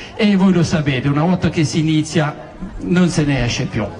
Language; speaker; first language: Italian; non-native, fluent; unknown